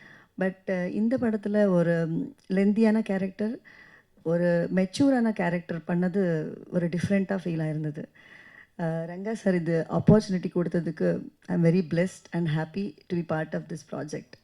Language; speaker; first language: Tamil; non-native, local second language; Kannada